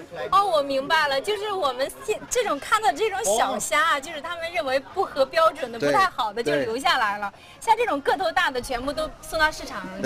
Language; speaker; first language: Chinese; native; Chinese